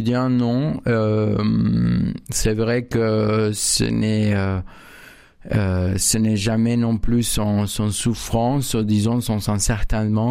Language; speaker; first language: French; non-native, fluent; Spanish